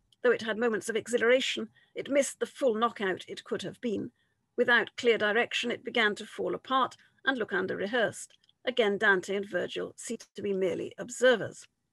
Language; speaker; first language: English; native; English